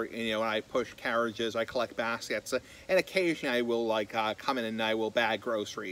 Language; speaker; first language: English; native; English